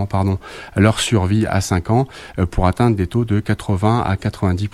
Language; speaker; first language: French; native; French